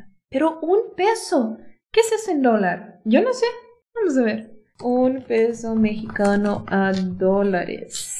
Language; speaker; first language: Spanish; non-native, fluent; Portuguese